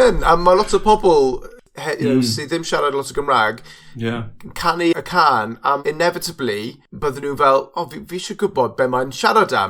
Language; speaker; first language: Welsh; non-native, local second language; English